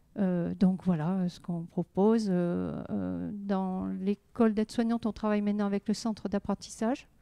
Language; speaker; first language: French; native; French